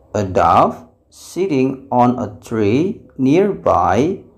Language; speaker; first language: English; non-native, fluent; Indonesian